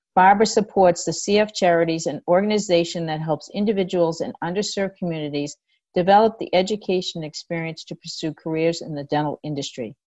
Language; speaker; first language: English; native; English